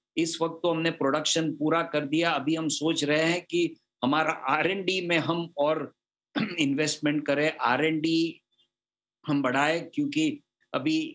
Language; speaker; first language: Hindi; non-native, local second language; Gujarati